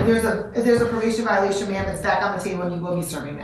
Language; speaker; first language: English; native; English